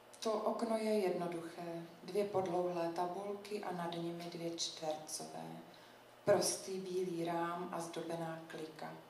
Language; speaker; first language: Czech; native; Czech